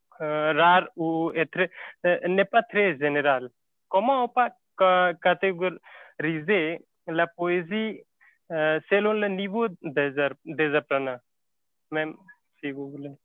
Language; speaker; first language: French; non-native, fluent; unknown